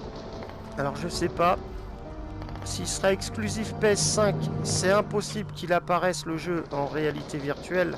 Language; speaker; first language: French; native; French